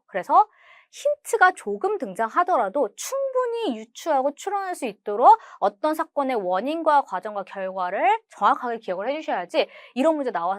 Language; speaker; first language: Korean; native; Korean